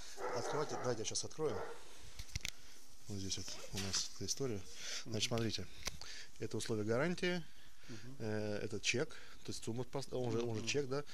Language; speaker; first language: Russian; native; Russian